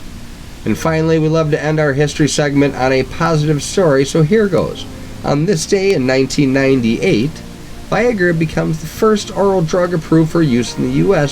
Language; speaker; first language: English; native; English